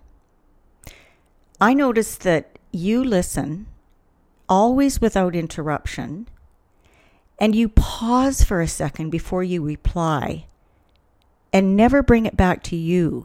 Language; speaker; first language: English; native; English